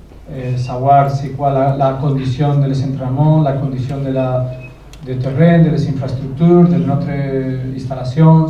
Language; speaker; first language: French; non-native, learner; Spanish